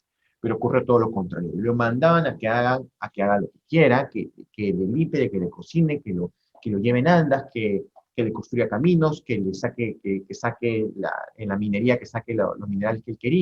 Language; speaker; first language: Spanish; native; Spanish